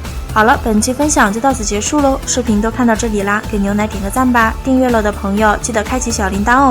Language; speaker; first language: Chinese; native; Chinese